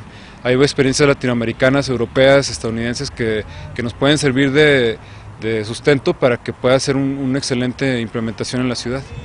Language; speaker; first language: Spanish; native; Spanish